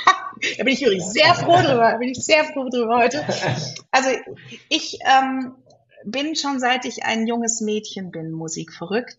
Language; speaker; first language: German; native; German